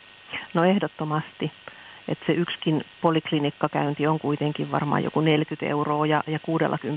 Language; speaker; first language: Finnish; native; Finnish